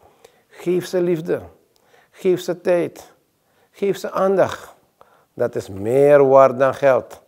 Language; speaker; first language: Dutch; native; Dutch